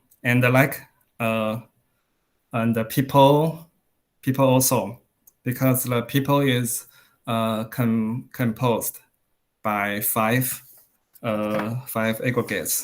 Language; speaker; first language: English; non-native, learner; Chinese